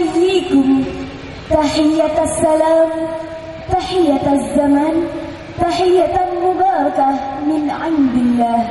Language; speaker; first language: Arabic; non-native, learner; Indonesian